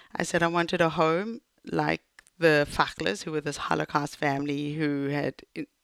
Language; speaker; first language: English; native; English